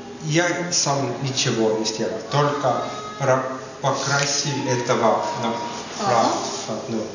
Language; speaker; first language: Russian; non-native, learner; Estonian